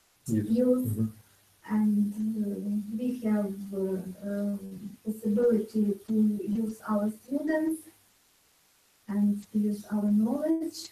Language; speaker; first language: English; non-native, learner; Ukrainian